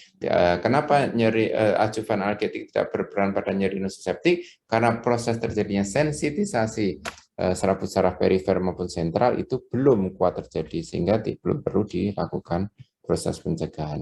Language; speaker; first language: Indonesian; native; Indonesian